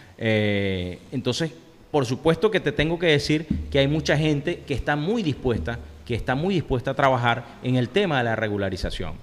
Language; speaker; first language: Spanish; native; Spanish